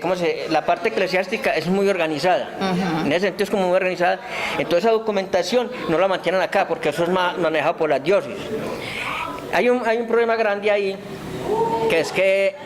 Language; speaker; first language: Spanish; native; Spanish